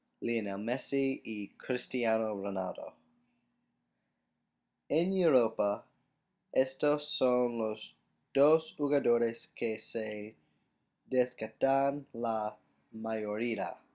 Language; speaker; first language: Spanish; non-native, learner; English